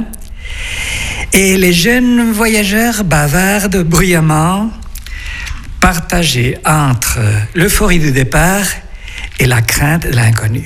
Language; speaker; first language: French; non-native, fluent; Spanish